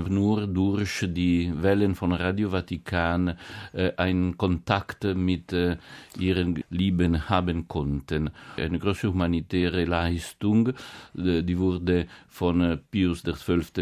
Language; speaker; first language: German; non-native, fluent; Italian